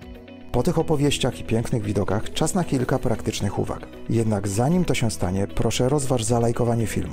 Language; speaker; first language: Polish; native; Polish